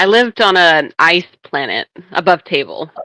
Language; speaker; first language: English; native; English